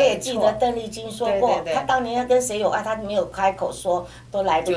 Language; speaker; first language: Chinese; native; Chinese